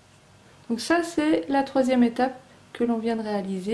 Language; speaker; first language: French; native; French